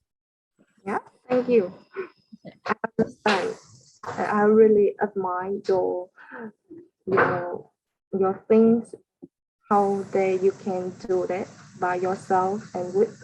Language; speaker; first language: English; non-native, learner; Vietnamese